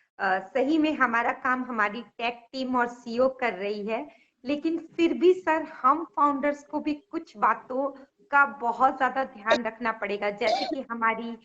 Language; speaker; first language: Hindi; native; Hindi